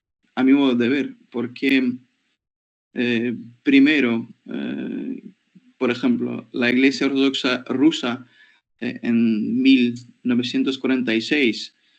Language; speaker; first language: Spanish; non-native, fluent; Ukrainian